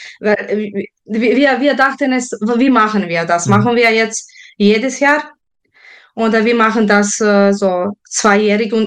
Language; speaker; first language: German; non-native, fluent; Serbian